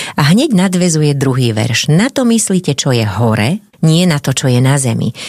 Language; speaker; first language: Slovak; native; Slovak